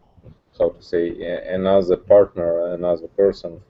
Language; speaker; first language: English; non-native, learner; Russian